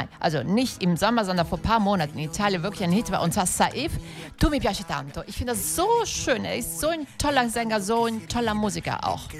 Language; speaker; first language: German; non-native, fluent; Italian